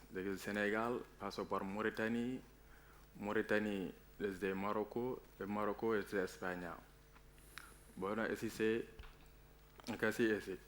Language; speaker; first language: Spanish; non-native, learner; Wolof